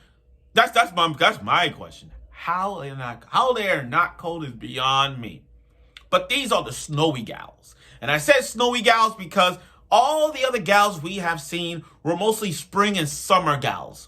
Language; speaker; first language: English; native; English